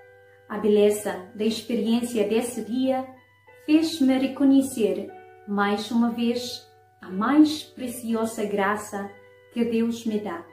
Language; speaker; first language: Portuguese; non-native, fluent; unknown